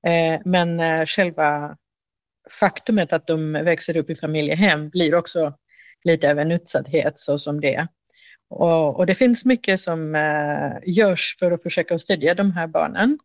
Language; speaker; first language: Swedish; non-native, fluent; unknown